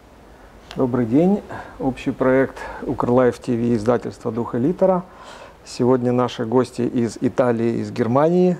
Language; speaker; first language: Russian; native; Russian